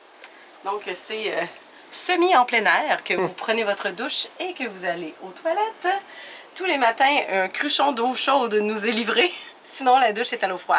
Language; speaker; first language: French; native; French